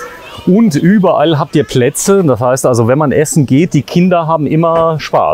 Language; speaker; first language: German; native; German